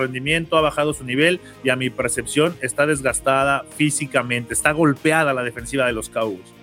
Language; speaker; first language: Spanish; native; Spanish